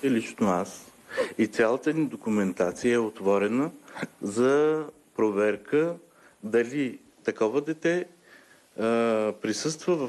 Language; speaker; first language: Bulgarian; native; Bulgarian